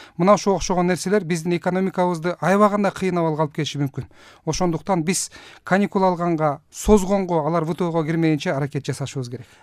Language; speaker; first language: Kyrgyz; native; Kyrgyz